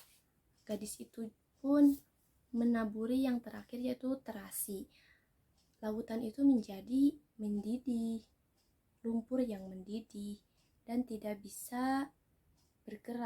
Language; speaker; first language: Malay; non-native, local second language; Sundanese